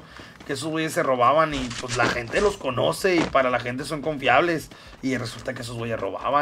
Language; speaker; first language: Spanish; native; Spanish